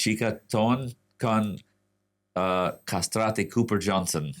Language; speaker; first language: Albanian; non-native, fluent; English